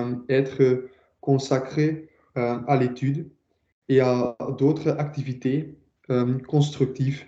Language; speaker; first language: French; non-native, learner; Dutch